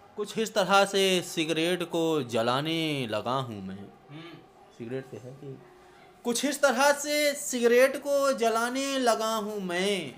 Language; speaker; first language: Hindi; native; Hindi